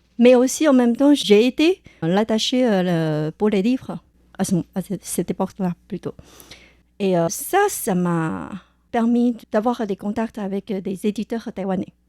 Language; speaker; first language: French; non-native, fluent; Chinese